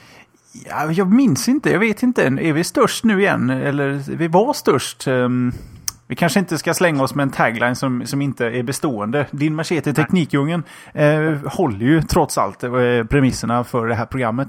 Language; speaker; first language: Swedish; native; Swedish